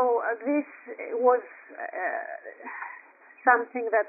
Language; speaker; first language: English; non-native, fluent; Greek